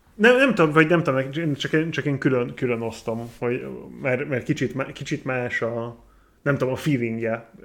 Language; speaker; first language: Hungarian; non-native, fluent; English